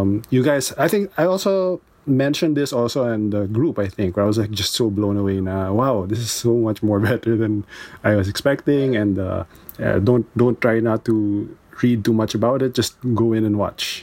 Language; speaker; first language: English; non-native, local second language; Filipino